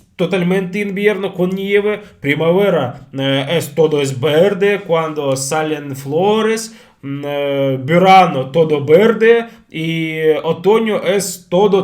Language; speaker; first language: Spanish; non-native, fluent; Russian